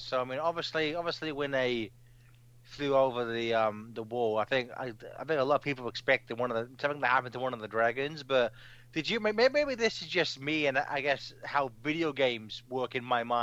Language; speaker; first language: English; native; English